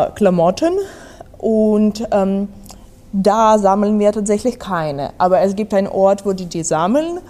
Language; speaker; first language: German; non-native, fluent; Ukrainian